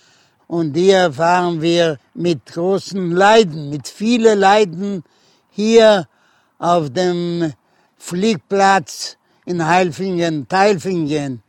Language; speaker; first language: German; non-native, learner; Yiddish